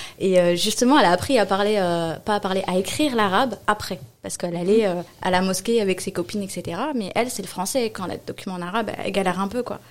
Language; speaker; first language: French; early bilingual, other home language; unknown